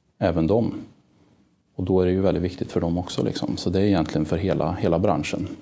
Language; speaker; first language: Swedish; native; Swedish